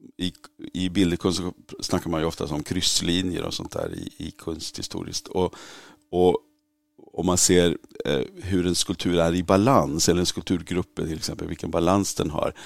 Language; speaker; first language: Swedish; native; Swedish